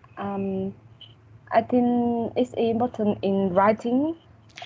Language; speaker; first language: English; non-native, learner; Vietnamese